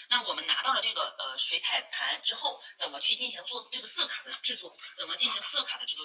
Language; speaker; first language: Chinese; native; Chinese